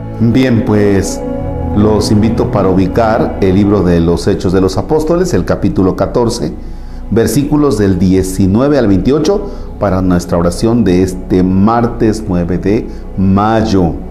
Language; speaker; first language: Spanish; native; Spanish